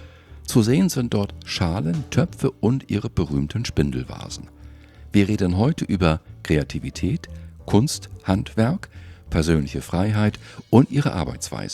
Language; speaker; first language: German; native; German